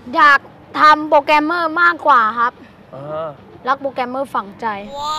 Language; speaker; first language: Thai; native; Thai